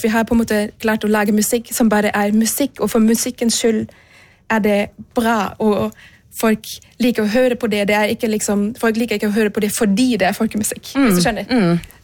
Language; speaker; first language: Norwegian; non-native, fluent; German